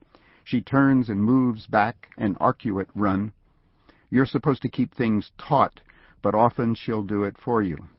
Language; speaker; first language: English; native; English